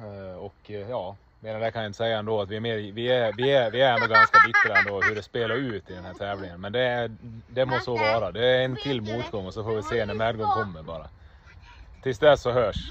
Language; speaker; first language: Swedish; native; Swedish